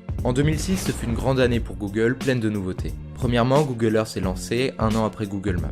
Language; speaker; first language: French; native; French